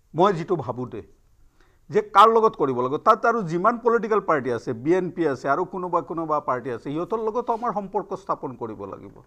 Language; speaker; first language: Assamese; non-native, local second language; Bangla